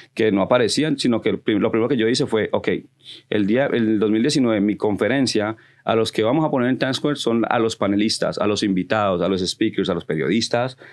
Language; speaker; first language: Spanish; early bilingual, heritage; Spanish